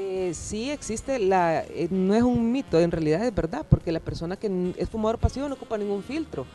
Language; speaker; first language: Spanish; native; Spanish